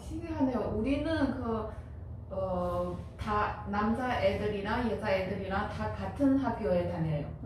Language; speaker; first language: Korean; non-native, fluent; Chinese